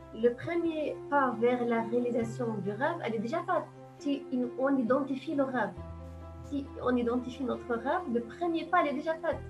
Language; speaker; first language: French; non-native, local second language; Arabic